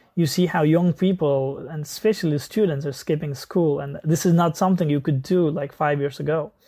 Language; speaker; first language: English; non-native, local second language; Nepali